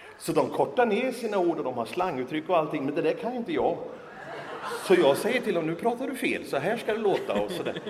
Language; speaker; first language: Swedish; native; Swedish